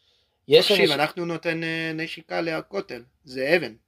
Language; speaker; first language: Hebrew; non-native, learner; English